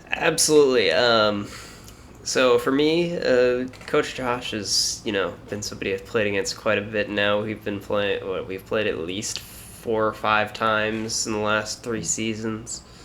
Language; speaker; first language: English; native; English